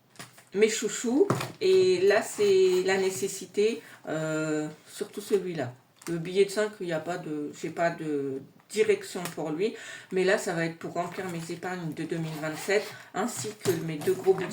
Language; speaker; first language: French; native; French